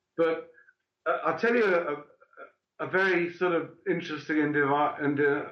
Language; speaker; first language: English; native; English